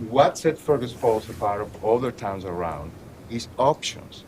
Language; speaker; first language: English; non-native, fluent; Spanish